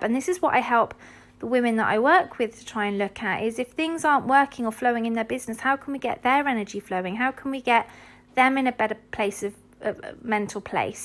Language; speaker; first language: English; native; English